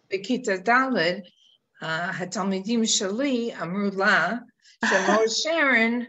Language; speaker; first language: Hebrew; non-native, fluent; English